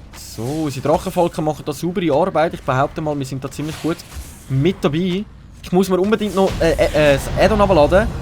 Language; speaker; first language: German; native; German